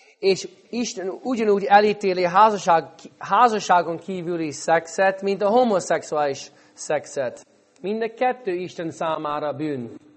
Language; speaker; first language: Hungarian; non-native, fluent; English